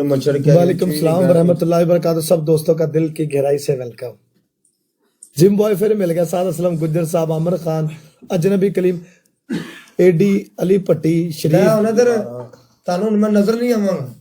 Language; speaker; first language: Hindi; non-native, local second language; Punjabi